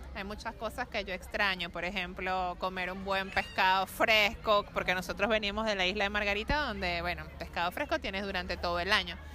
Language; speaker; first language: Spanish; native; Spanish